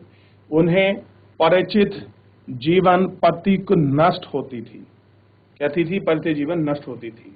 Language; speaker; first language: Hindi; native; Hindi